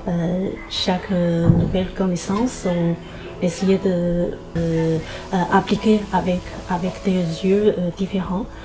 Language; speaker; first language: French; non-native, fluent; Chinese